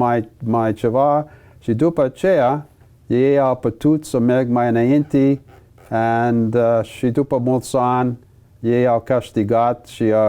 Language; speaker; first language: Romanian; early bilingual, heritage; English